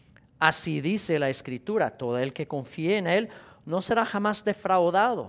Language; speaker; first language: Spanish; non-native, fluent; English